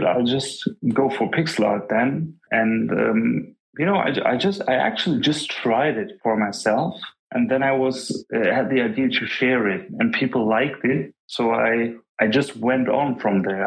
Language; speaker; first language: English; non-native, fluent; German